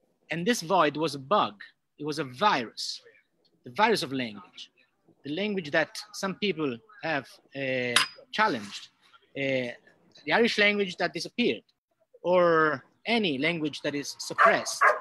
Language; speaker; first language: English; non-native, fluent; Italian